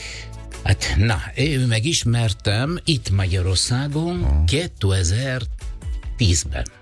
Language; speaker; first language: Hungarian; non-native, learner; Italian